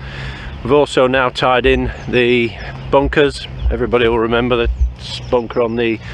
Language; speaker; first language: English; native; English